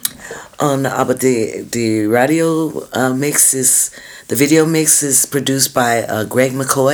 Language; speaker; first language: German; non-native, fluent; English